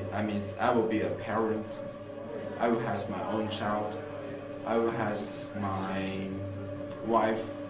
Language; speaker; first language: English; non-native, fluent; Chinese